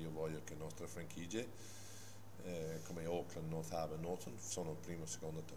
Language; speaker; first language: Italian; non-native, fluent; English